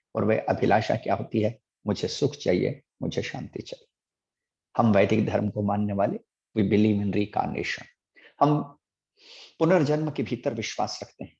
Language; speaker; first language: Hindi; native; Hindi